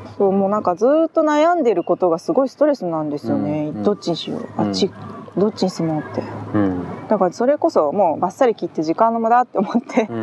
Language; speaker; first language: Japanese; native; Japanese